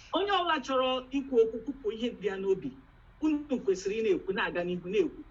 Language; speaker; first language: Igbo; native; Igbo